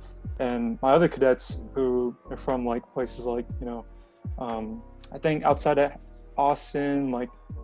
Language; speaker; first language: English; early bilingual, other home language; Korean